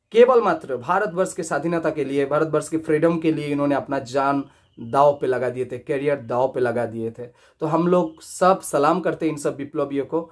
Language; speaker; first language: Hindi; non-native, local second language; Bangla